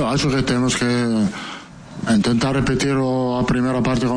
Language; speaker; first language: Portuguese; non-native, fluent; Italian